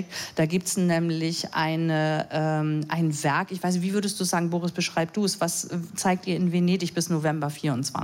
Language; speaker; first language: German; native; German